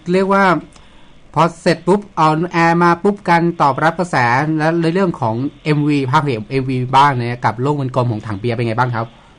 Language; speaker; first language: Thai; native; Thai